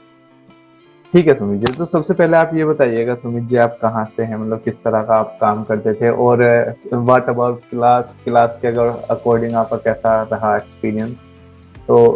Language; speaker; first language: Hindi; native; Hindi